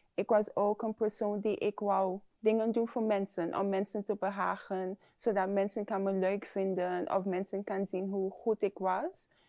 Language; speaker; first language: Dutch; non-native, fluent; English